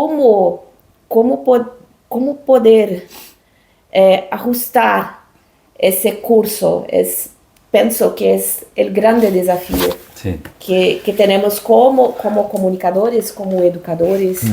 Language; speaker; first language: Spanish; non-native, learner; Portuguese